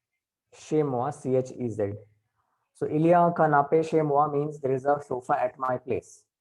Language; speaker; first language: French; non-native, learner; Hindi